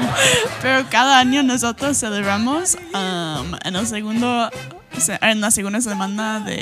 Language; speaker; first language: Spanish; non-native, fluent; English